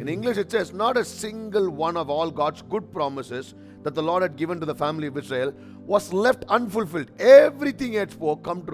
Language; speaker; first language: English; non-native, local second language; Tamil